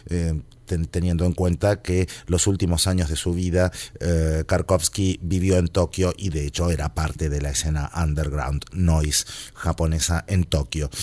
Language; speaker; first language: Spanish; native; Spanish